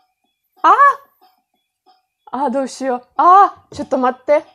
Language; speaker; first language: Japanese; non-native, learner; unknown